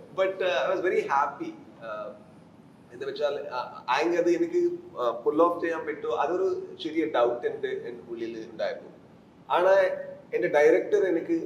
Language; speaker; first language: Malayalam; non-native, learner; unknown